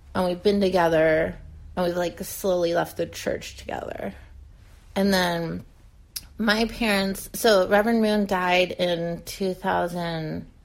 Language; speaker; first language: English; native; English